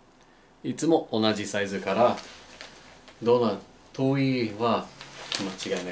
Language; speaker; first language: Japanese; non-native, fluent; English